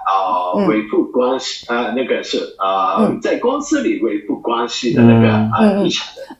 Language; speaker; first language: Chinese; non-native, fluent; Japanese